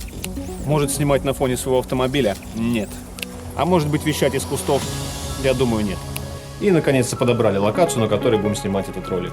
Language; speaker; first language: Russian; native; Russian